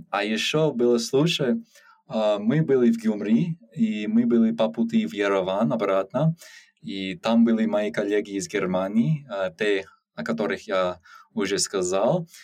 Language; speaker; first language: Russian; non-native, learner; English